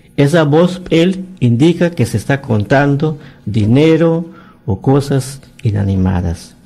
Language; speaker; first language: Spanish; non-native, local second language; Yucateco